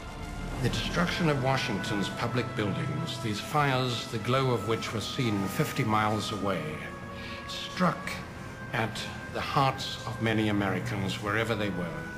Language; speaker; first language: English; native; English